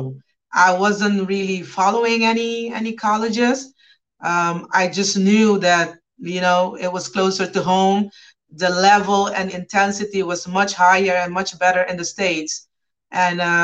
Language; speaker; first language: English; non-native, fluent; Papiamento